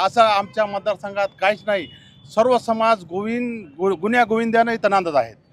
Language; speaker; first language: Marathi; non-native, local second language; Urdu